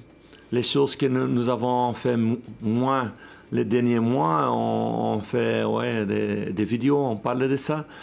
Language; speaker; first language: French; non-native, fluent; Dutch